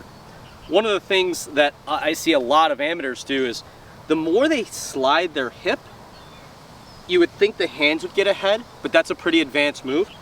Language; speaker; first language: English; native; English